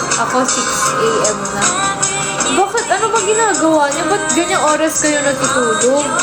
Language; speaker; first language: Filipino; native; Filipino